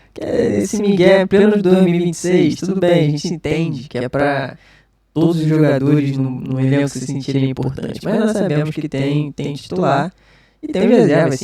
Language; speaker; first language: Portuguese; native; Portuguese